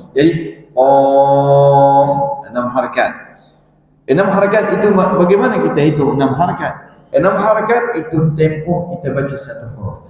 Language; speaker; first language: Malay; non-native, fluent; Arabic